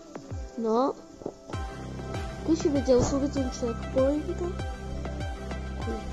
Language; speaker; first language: Italian; early bilingual, other home language; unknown